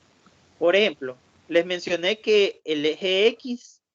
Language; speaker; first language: Spanish; native; Spanish